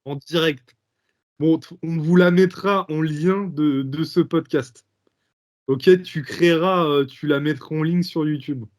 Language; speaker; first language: French; native; French